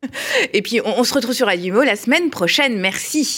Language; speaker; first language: French; native; French